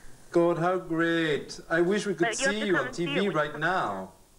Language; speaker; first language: English; non-native, fluent; Spanish